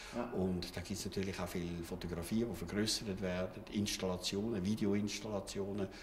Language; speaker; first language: German; native; German